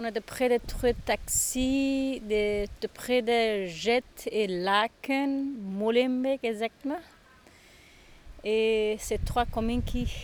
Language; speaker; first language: French; non-native, learner; Turkish